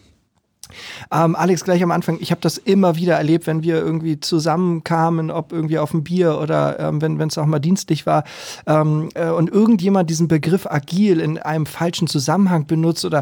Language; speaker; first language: German; native; German